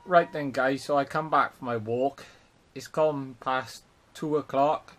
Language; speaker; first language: English; native; English